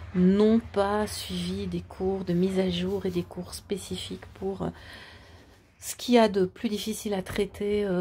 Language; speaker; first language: French; native; French